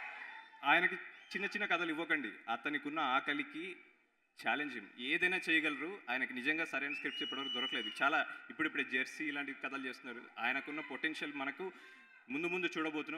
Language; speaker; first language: Telugu; native; Telugu